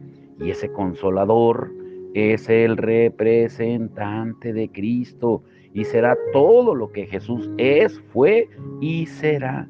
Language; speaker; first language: Spanish; native; Spanish